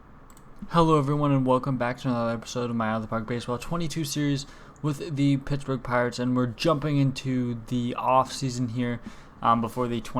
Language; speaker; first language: English; native; English